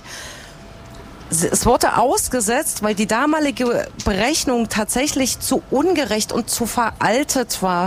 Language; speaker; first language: German; native; German